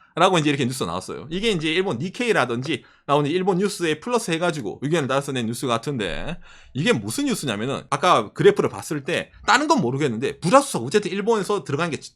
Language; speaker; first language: Korean; native; Korean